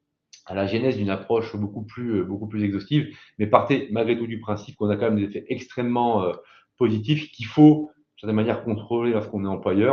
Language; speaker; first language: French; native; French